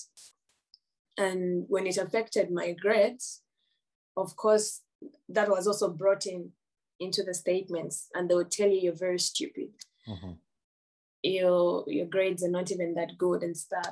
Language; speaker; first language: English; non-native, local second language; Ganda